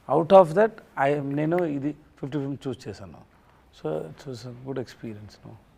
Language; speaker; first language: Telugu; non-native, local second language; Tamil